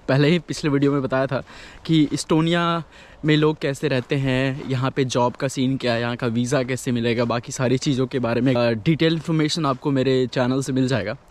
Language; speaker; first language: Hindi; native; Hindi